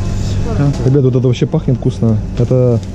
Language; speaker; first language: Russian; native; Russian